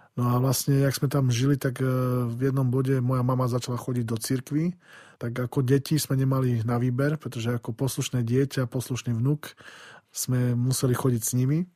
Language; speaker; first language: Slovak; native; Slovak